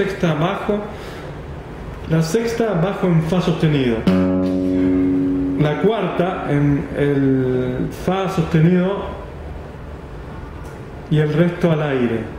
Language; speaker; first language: Spanish; native; Spanish